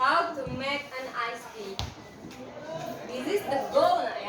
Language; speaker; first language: English; non-native, learner; Indonesian